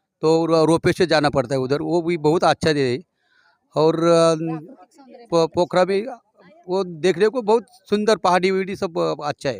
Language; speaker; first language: Hindi; non-native, local second language; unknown